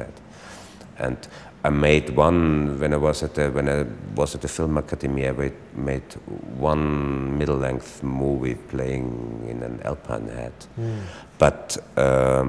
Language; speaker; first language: English; non-native, fluent; German